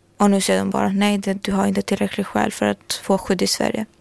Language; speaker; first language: Swedish; non-native, learner; Albanian